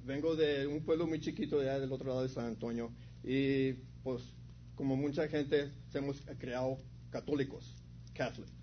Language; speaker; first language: Spanish; early bilingual, heritage; Spanish